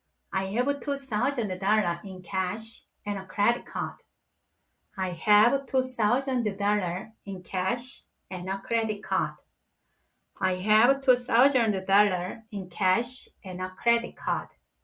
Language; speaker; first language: English; non-native, learner; Korean